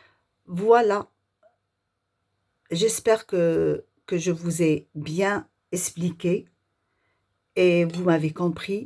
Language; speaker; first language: French; non-native, local second language; Arabic